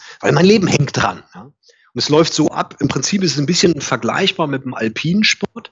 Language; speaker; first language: German; native; German